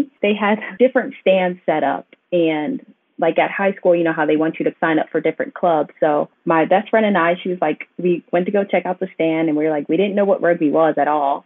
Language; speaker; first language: English; native; English